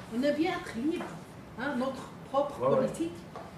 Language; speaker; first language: French; non-native, fluent; Filipino